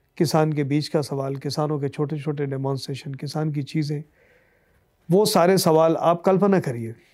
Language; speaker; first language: Hindi; native; Hindi